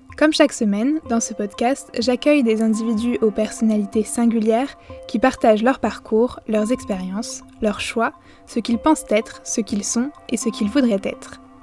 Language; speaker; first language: French; native; French